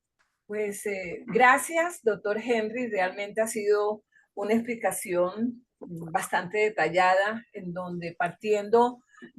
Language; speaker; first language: Spanish; native; Spanish